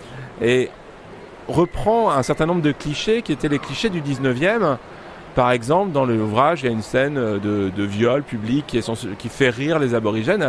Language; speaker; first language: French; native; French